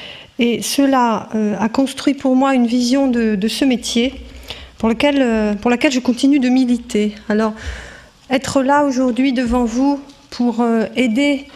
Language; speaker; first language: French; native; French